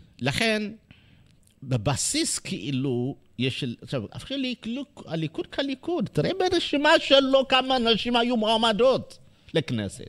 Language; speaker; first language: Hebrew; non-native, fluent; Amharic